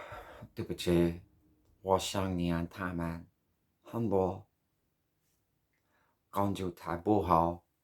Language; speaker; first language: Chinese; non-native, learner; English